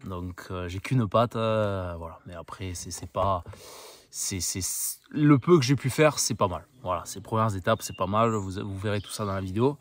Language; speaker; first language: French; native; French